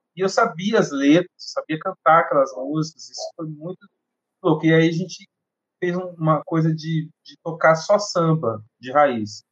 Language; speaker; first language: Portuguese; native; Portuguese